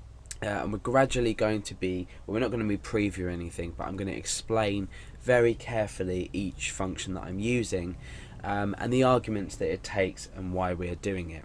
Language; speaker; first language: English; native; English